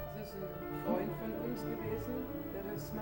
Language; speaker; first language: German; native; German